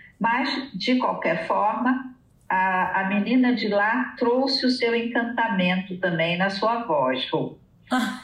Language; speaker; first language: Portuguese; native; Portuguese